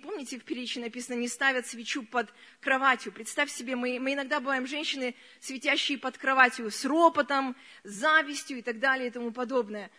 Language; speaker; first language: Russian; early bilingual, other home language; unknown